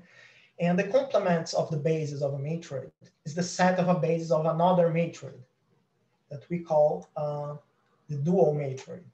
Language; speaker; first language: English; non-native, fluent; Portuguese